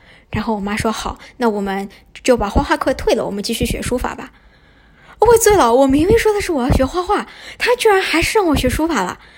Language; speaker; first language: Chinese; native; Chinese